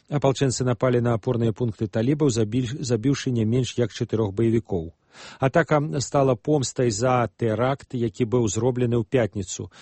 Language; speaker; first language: Belarusian; native; Belarusian